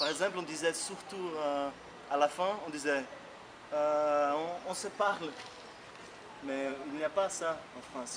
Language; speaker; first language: French; non-native, fluent; Portuguese